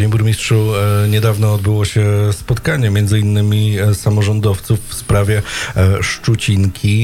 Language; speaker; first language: Polish; native; Polish